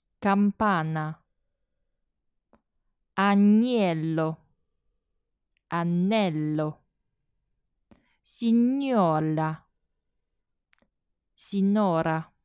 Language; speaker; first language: Italian; non-native, fluent; Chinese